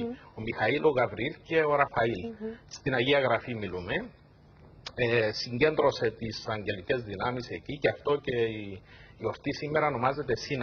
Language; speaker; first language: Greek; native; Greek